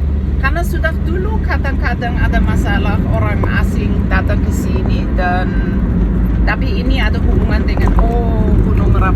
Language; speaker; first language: Indonesian; non-native, fluent; German